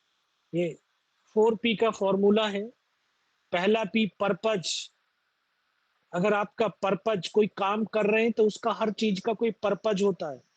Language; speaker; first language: Hindi; native; Hindi